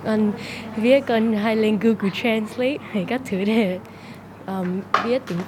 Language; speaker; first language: Vietnamese; early bilingual, heritage; Vietnamese